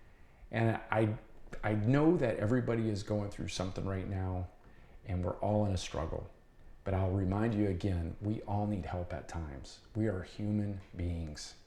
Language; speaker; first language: English; native; English